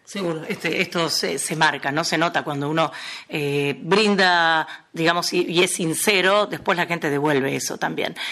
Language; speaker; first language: Spanish; native; Spanish